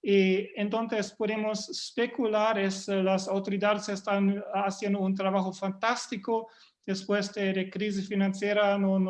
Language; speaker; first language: Spanish; non-native, fluent; German